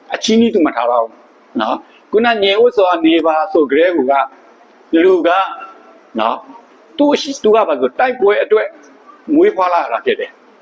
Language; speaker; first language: Burmese; non-native, local second language; S'gaw Karen